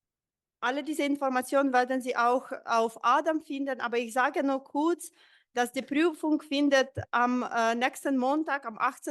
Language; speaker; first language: German; non-native, fluent; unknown